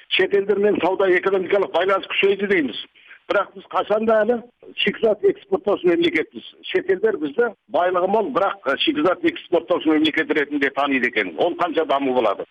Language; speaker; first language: Kazakh; early bilingual, heritage; Kazakh